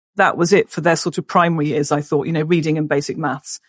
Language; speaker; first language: English; native; English